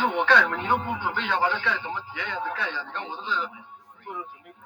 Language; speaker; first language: Chinese; native; Chinese